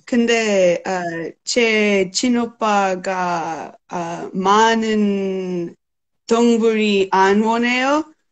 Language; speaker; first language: Korean; non-native, learner; English